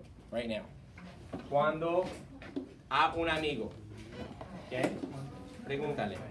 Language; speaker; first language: Spanish; non-native, fluent; English